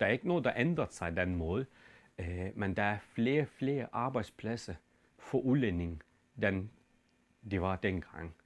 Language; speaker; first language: Danish; non-native, fluent; Turkish